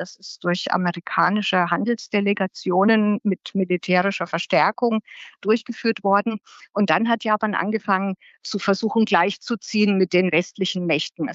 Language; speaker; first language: German; native; German